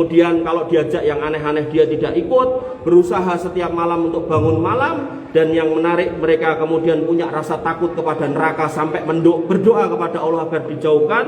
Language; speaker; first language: Indonesian; non-native, local second language; Javanese